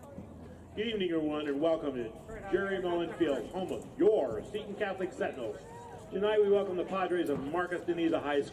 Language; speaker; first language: English; native; English